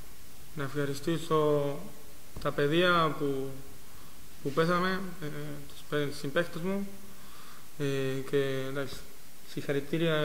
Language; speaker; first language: Greek; non-native, fluent; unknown